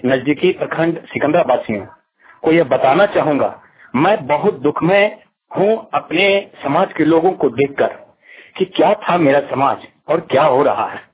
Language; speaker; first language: Hindi; native; Hindi